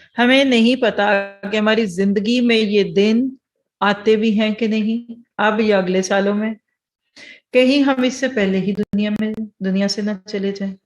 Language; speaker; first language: Urdu; early bilingual, heritage; Urdu